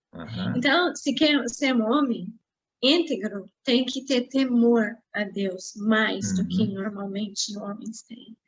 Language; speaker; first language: Portuguese; non-native, fluent; English